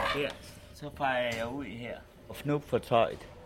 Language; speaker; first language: Danish; early bilingual, other home language; German